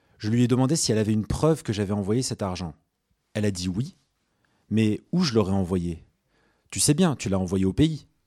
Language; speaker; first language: French; early bilingual, other home language; Arabic